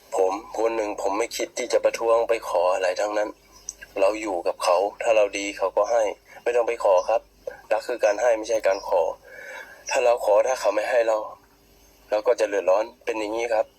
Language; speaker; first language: Thai; non-native, fluent; Burmese